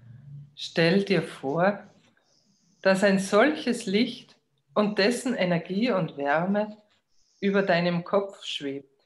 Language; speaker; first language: German; native; German